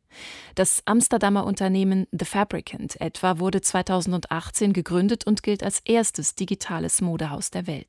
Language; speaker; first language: German; native; German